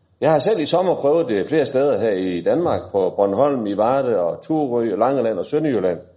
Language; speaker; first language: Danish; native; Danish